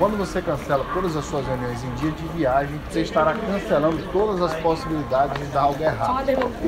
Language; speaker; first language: Portuguese; native; Portuguese